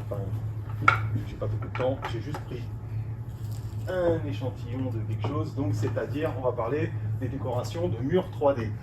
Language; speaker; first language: French; native; French